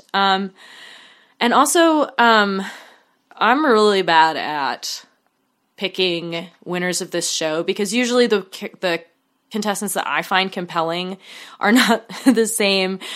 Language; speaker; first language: English; native; English